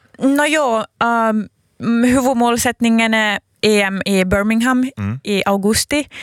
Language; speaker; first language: Swedish; native; Swedish